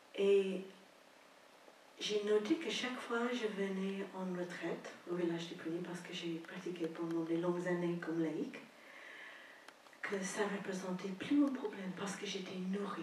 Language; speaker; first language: French; non-native, fluent; English